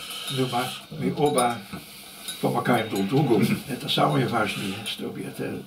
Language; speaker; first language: Russian; non-native, fluent; Dutch